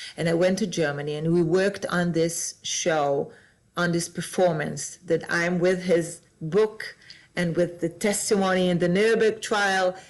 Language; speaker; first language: English; non-native, fluent; Hebrew